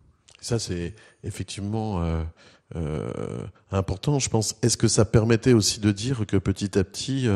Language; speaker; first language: French; native; French